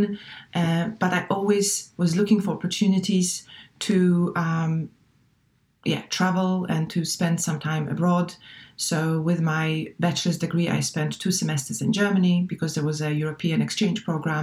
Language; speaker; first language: English; non-native, fluent; Polish